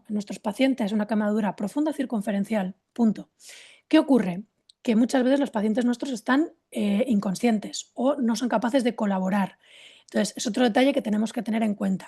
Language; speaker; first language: Spanish; native; Spanish